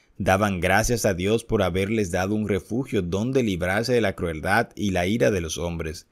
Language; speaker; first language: Spanish; native; Spanish